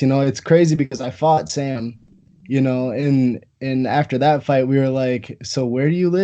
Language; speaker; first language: English; native; English